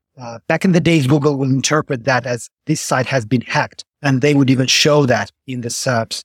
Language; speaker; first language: English; non-native, fluent; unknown